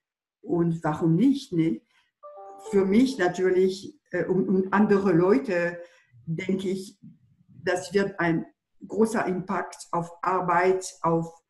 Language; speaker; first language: German; non-native, fluent; French